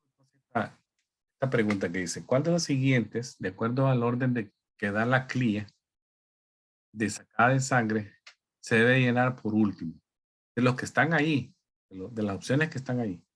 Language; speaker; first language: Spanish; native; Spanish